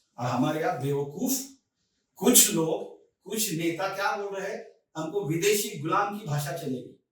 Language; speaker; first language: Hindi; native; Hindi